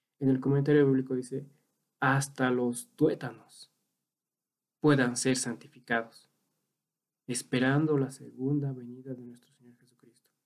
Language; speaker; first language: Spanish; native; Spanish